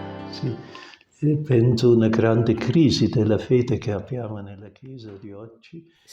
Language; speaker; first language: Italian; non-native, local second language; German